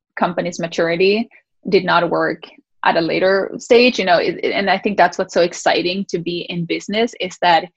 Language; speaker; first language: English; early bilingual, other home language; Spanish